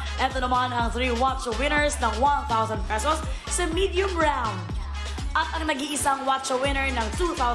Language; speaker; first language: Filipino; native; Filipino